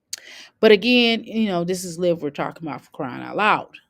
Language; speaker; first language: English; native; English